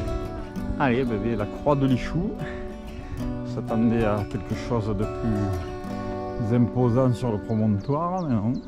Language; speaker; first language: French; native; French